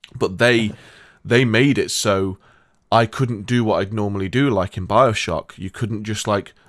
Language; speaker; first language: English; native; English